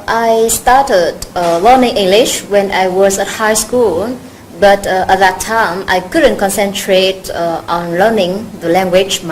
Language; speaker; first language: English; non-native, learner; Vietnamese